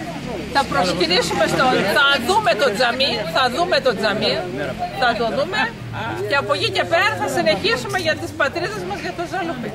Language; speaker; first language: Greek; native; Greek